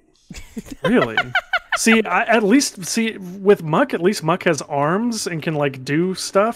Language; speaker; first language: English; native; English